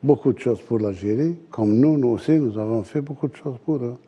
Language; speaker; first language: French; non-native, local second language; Arabic